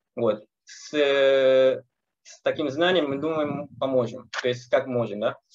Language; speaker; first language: Russian; non-native, learner; Malay